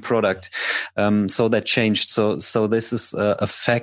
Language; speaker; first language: English; non-native, fluent; German